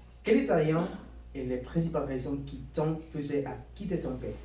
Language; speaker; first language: French; non-native, learner; Spanish